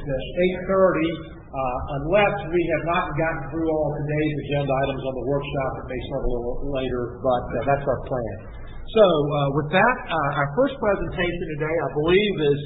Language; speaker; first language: English; native; English